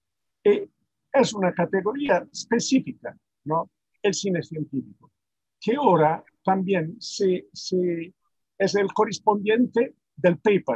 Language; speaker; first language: Spanish; non-native, fluent; Italian